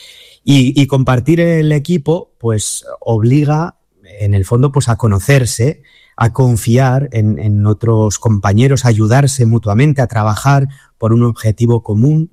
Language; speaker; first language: Spanish; native; Spanish